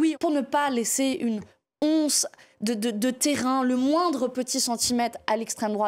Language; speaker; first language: French; native; French